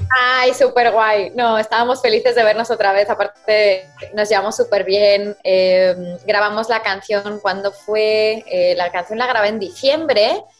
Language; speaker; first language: Spanish; native; Spanish